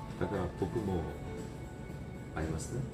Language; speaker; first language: Japanese; non-native, learner; Korean